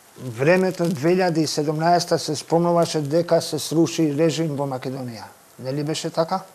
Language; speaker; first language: Macedonian; non-native, local second language; Albanian